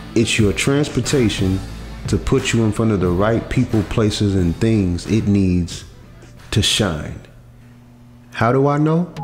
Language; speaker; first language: English; native; English